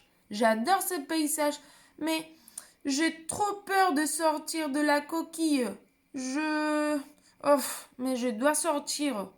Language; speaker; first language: French; non-native, fluent; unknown